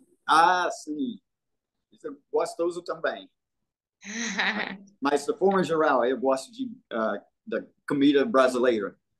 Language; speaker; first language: Portuguese; non-native, fluent; English